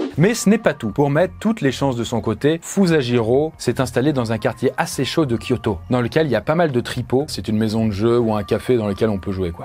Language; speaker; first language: French; native; French